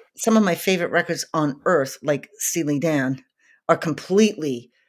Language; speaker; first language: English; native; English